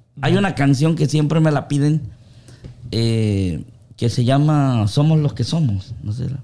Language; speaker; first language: Spanish; native; Spanish